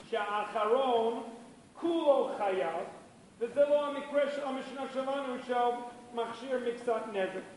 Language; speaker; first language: Hebrew; non-native, fluent; English